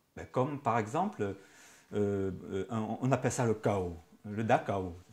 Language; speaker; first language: French; native; French